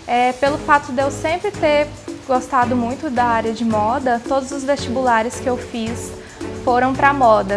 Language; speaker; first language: Portuguese; native; Portuguese